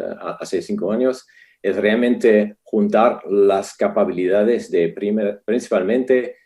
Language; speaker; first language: Spanish; non-native, fluent; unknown